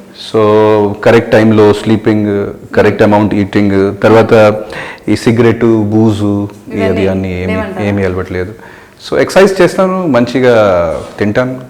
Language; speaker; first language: Telugu; non-native, local second language; Hindi